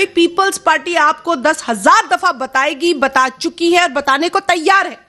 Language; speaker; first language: Urdu; non-native, local second language; Sindhi